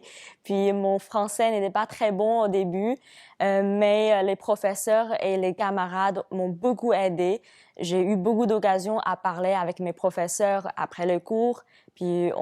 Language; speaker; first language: French; non-native, fluent; Chinese